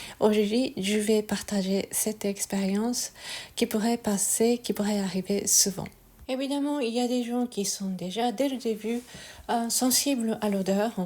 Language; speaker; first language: French; non-native, fluent; Japanese